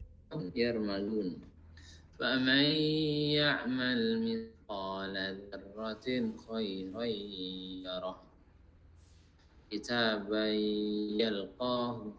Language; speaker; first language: Arabic; non-native, fluent; Indonesian